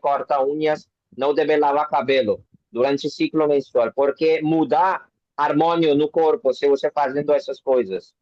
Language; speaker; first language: Portuguese; non-native, learner; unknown